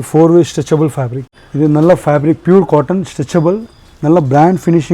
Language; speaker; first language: Malayalam; non-native, learner; Tamil